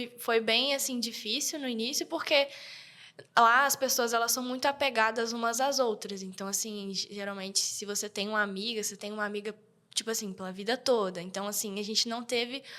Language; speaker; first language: Portuguese; early bilingual, heritage; Portuguese